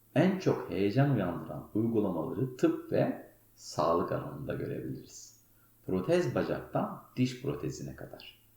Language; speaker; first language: Turkish; native; Turkish